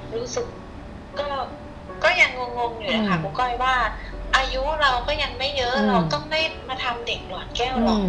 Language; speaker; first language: Thai; native; Thai